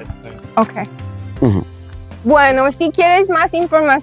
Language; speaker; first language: Spanish; non-native, learner; English